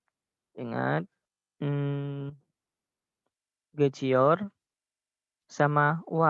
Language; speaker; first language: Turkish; non-native, learner; Indonesian